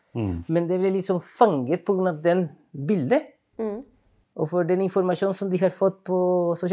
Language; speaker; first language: Norwegian; non-native, fluent; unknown